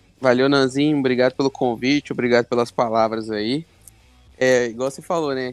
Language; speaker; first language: Portuguese; native; Portuguese